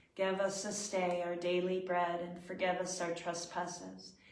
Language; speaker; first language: English; native; English